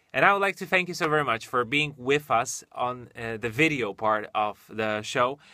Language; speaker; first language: English; non-native, fluent; Polish